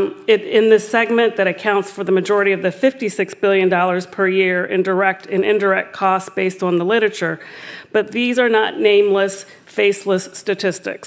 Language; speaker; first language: English; native; English